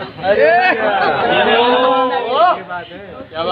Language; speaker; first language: Hindi; native; Hindi